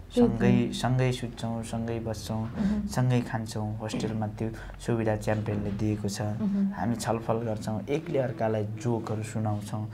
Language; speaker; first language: Nepali; non-native, local second language; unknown